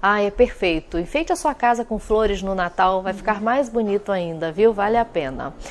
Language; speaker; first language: Portuguese; native; Portuguese